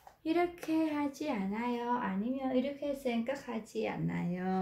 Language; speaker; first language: Korean; non-native, fluent; Vietnamese